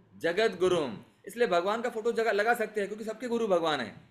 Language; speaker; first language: Hindi; non-native, local second language; Marathi